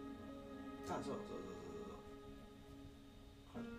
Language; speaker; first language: Japanese; non-native, learner; Spanish